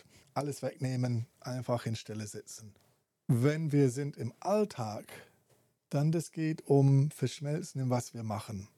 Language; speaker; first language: German; non-native, fluent; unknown